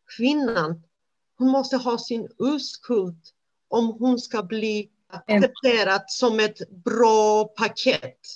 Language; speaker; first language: Swedish; non-native, fluent; Romany